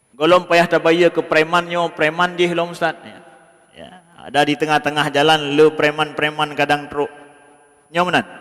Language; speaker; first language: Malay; non-native, local second language; Achinese